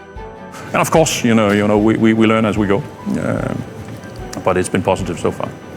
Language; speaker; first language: English; non-native, fluent; Danish